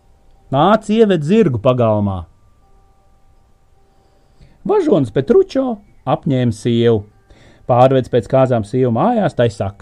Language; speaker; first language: Latvian; native; Latvian